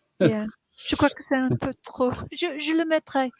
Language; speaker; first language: French; non-native, fluent; English